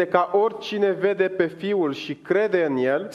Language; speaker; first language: Romanian; native; Romanian